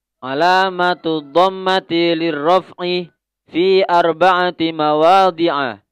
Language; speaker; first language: Arabic; non-native, learner; Indonesian